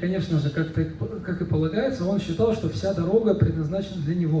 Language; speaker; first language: Russian; native; Russian